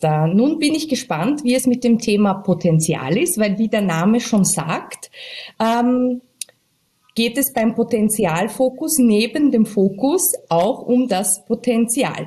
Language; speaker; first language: German; native; German